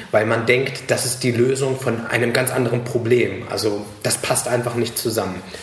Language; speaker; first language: German; early bilingual, other home language; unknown